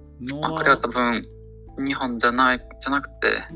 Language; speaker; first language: Japanese; non-native, learner; Ukrainian